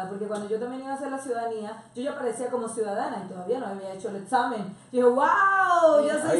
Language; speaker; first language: Spanish; native; Spanish